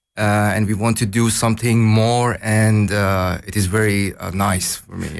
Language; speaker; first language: English; non-native, learner; Persian